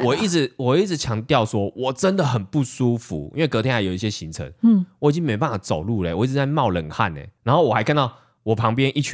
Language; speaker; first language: Chinese; native; Chinese